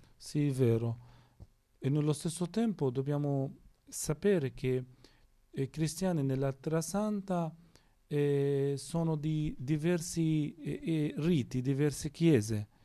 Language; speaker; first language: Italian; non-native, fluent; Arabic